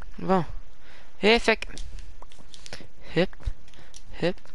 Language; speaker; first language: French; native; French